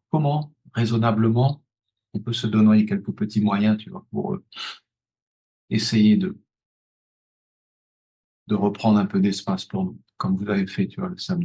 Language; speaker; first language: French; native; French